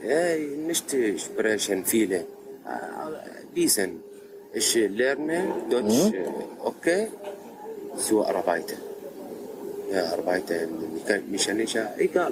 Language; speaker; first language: German; non-native, learner; Arabic